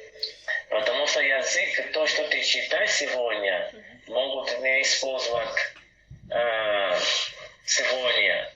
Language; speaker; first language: Russian; non-native, learner; Portuguese